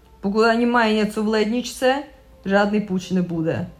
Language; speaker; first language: Czech; non-native, learner; Russian